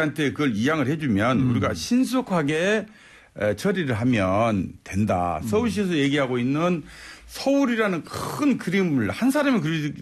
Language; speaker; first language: Korean; native; Korean